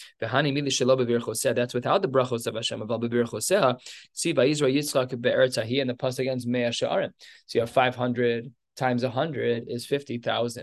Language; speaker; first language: English; native; English